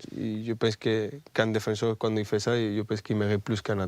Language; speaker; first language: French; non-native, fluent; Spanish